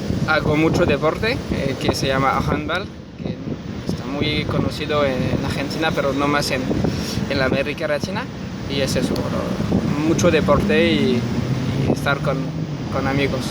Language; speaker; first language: Spanish; non-native, learner; French